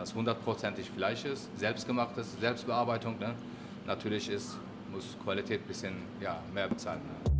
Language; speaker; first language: German; non-native, learner; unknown